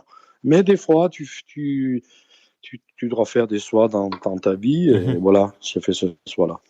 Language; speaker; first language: French; non-native, fluent; Danish